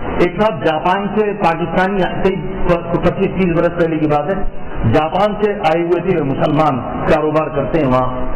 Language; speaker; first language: Urdu; native; Urdu